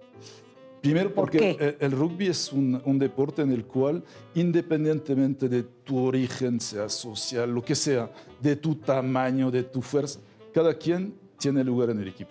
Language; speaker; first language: Spanish; non-native, fluent; French